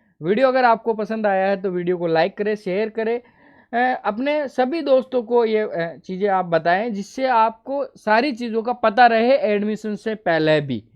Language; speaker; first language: Hindi; native; Hindi